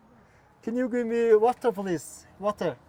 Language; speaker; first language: English; non-native, learner; Mongolian